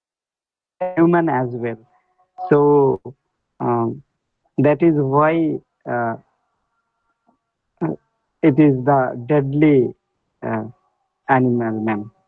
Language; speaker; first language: English; non-native, learner; Bangla